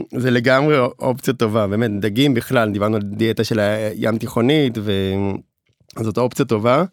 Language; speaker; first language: Hebrew; native; Hebrew